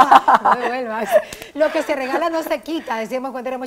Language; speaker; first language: Spanish; native; Spanish